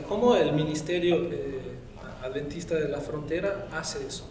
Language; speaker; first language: Spanish; non-native, fluent; Portuguese